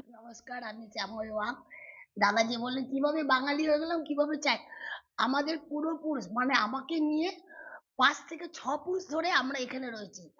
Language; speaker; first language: Bangla; non-native, local second language; Hakka Chinese